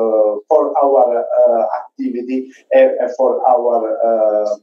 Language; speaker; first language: English; non-native, fluent; Italian